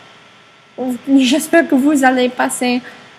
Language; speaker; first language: French; non-native, learner; English